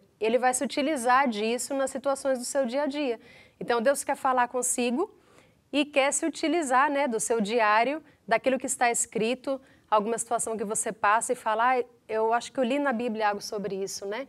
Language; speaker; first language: Portuguese; native; Portuguese